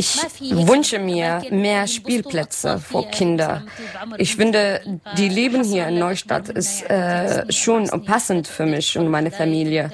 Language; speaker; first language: German; non-native, learner; Arabic